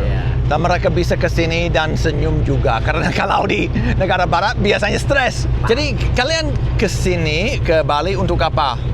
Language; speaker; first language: Indonesian; non-native, fluent; English